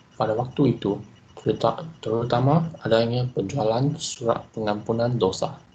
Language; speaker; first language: Malay; non-native, local second language; Chinese